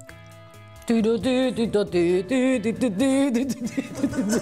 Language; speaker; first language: Spanish; native; Spanish